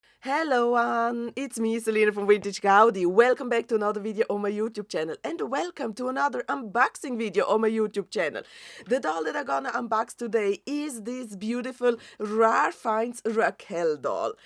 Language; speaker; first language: English; non-native, fluent; German